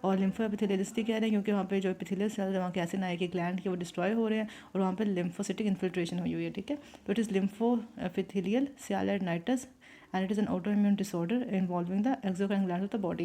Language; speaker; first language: Hindi; native; Hindi